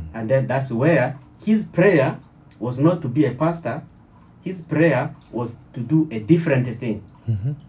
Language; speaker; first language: English; non-native, learner; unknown